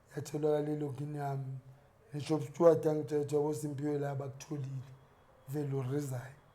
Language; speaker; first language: Zulu; native; Zulu